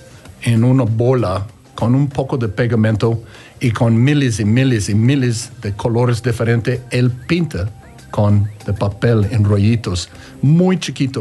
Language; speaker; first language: Spanish; non-native, learner; English